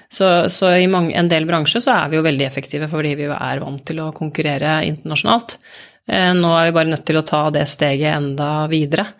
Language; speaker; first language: Norwegian; native; Norwegian